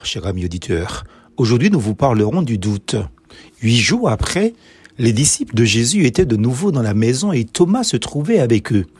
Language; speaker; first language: French; native; French